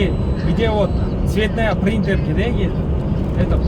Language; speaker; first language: Russian; non-native, learner; Uzbek